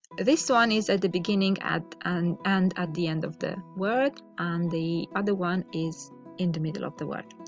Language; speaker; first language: English; non-native, fluent; Romanian